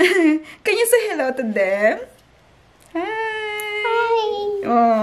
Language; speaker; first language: English; non-native, learner; Filipino